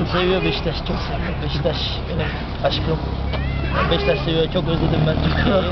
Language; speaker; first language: Turkish; non-native, learner; Portuguese